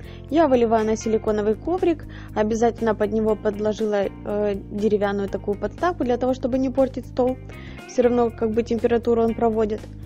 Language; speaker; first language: Russian; native; Russian